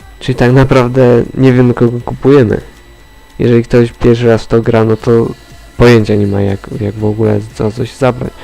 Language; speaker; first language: Polish; native; Polish